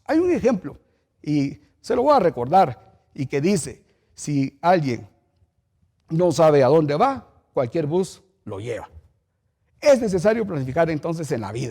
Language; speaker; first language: Spanish; native; Spanish